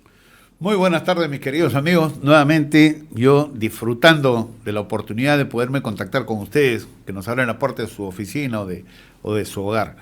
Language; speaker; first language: Spanish; native; Spanish